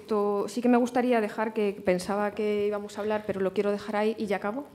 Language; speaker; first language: Spanish; native; Spanish